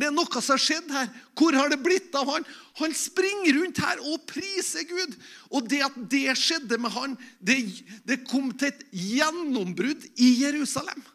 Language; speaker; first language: Norwegian; native; Norwegian